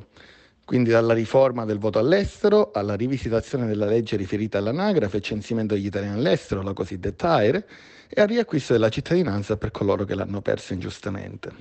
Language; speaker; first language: Italian; native; Italian